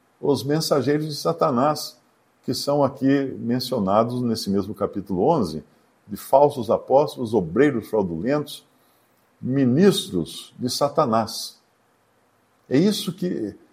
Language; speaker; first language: Portuguese; native; Portuguese